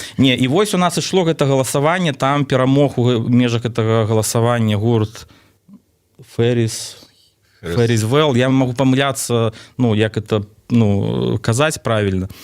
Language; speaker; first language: Belarusian; non-native, local second language; Russian